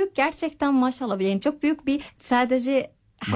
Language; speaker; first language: Turkish; non-native, learner; Arabic